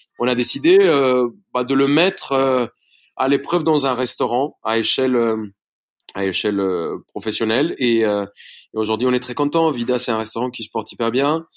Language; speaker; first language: French; non-native, fluent; Spanish